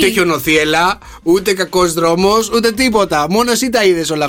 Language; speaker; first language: Greek; native; Greek